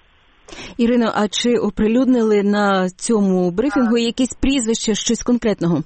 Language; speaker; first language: Ukrainian; native; Ukrainian